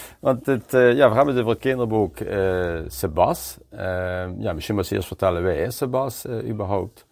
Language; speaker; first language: Dutch; non-native, local second language; Limburgish